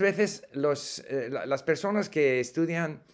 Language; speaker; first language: Spanish; non-native, fluent; English